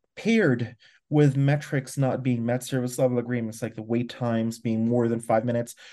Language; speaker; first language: English; non-native, local second language; Filipino